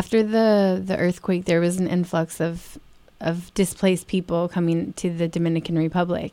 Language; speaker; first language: English; native; English